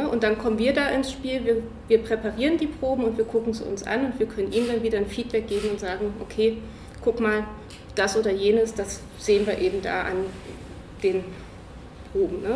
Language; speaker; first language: German; native; German